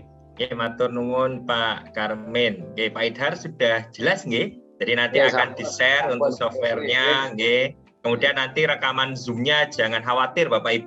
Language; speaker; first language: Indonesian; non-native, local second language; Javanese